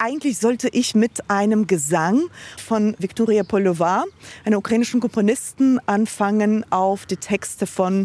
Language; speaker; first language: German; non-native, fluent; Ukrainian